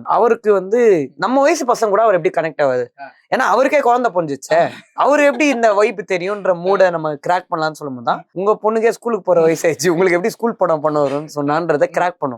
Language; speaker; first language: Tamil; native; Tamil